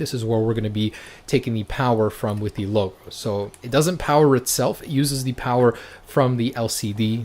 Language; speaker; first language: English; native; English